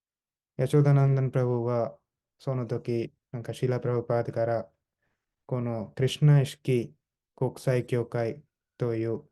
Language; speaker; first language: Japanese; non-native, fluent; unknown